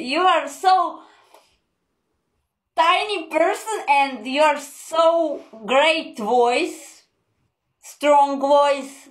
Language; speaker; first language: English; non-native, learner; Croatian